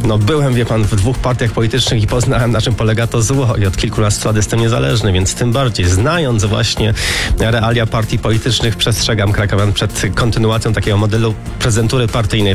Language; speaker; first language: Polish; native; Polish